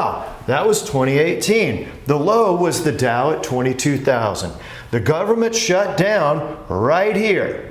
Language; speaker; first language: English; native; English